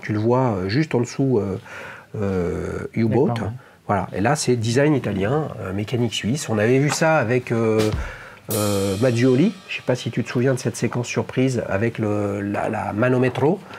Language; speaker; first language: French; native; French